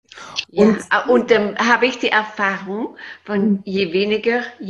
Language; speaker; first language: German; non-native, fluent; Dutch